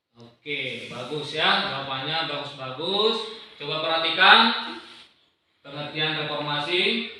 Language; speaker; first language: Indonesian; native; Indonesian